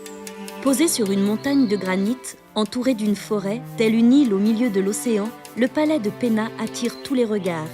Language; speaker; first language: French; native; French